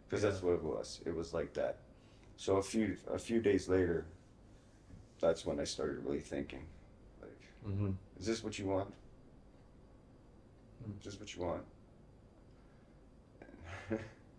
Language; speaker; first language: English; native; English